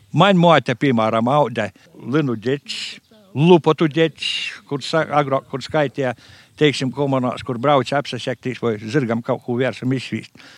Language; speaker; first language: Latvian; native; Latvian